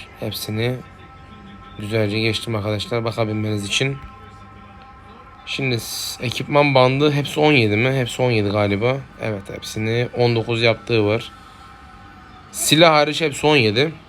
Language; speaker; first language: Turkish; native; Turkish